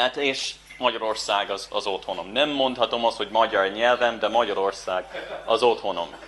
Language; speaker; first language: Hungarian; non-native, fluent; English